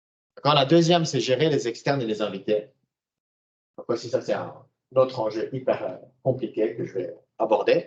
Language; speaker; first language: French; native; French